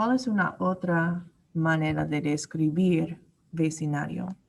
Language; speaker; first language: Spanish; non-native, learner; English